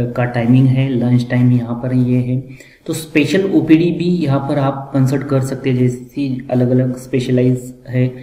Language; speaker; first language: Hindi; non-native, local second language; Marathi